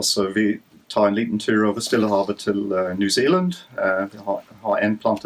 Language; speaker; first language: Norwegian; non-native, fluent; English